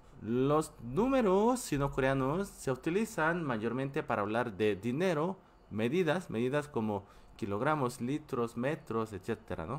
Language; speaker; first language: Spanish; non-native, fluent; Korean